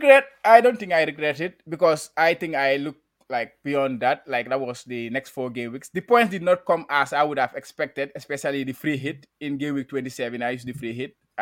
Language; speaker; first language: English; non-native, local second language; Wolof